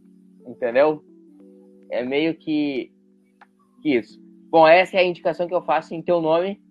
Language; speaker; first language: Portuguese; native; Portuguese